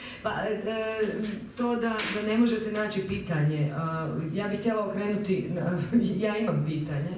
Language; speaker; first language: Croatian; native; Croatian